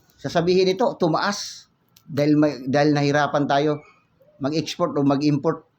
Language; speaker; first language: Filipino; native; Filipino